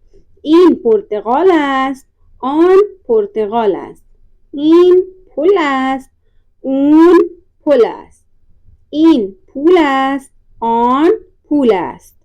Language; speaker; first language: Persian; non-native, fluent; Urdu